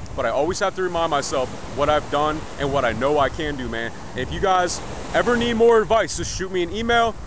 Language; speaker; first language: English; native; English